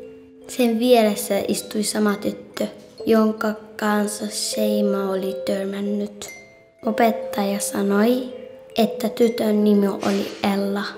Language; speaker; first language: Finnish; non-native, learner; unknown